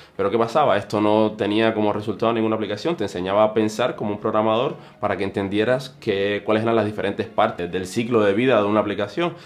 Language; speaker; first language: Spanish; native; Spanish